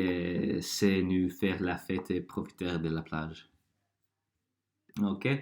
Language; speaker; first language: French; non-native, learner; Croatian